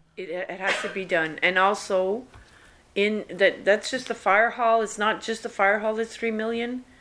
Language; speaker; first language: English; native; English